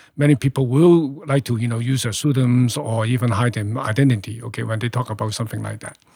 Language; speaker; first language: English; non-native, local second language; Cantonese